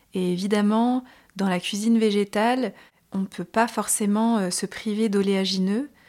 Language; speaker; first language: French; native; French